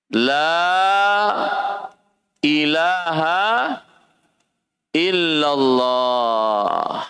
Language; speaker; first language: Arabic; non-native, fluent; Indonesian